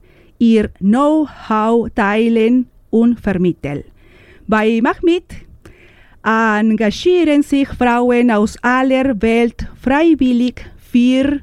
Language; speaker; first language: German; non-native, learner; Spanish